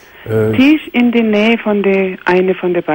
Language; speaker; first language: German; non-native, fluent; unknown